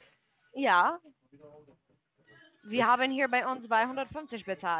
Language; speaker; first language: German; non-native, fluent; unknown